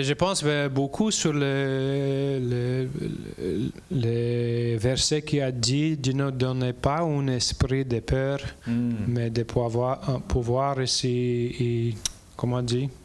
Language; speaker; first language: French; non-native, learner; English